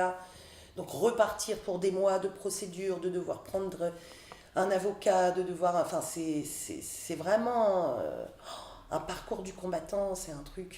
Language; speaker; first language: French; native; French